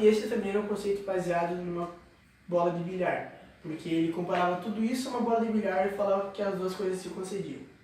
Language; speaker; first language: Portuguese; native; Portuguese